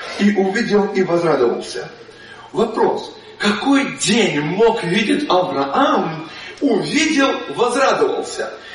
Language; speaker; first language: Russian; native; Russian